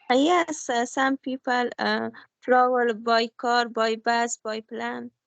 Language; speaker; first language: English; non-native, learner; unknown